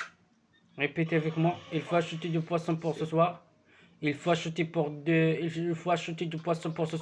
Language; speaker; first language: French; non-native, learner; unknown